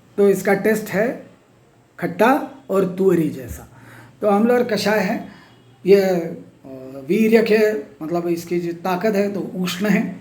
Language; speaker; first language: Hindi; non-native, local second language; Marathi